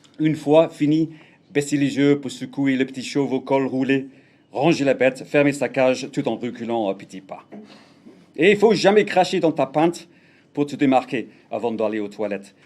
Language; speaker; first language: French; non-native, fluent; English